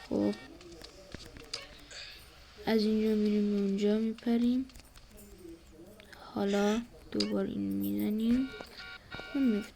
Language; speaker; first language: Persian; native; Persian